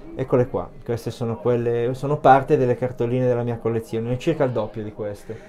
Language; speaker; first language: Italian; native; Italian